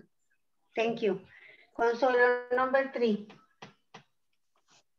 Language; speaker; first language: English; non-native, fluent; Spanish